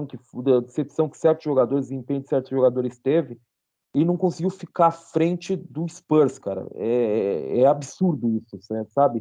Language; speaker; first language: Portuguese; native; Portuguese